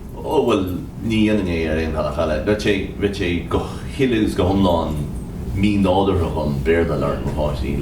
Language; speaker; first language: Irish; native; Irish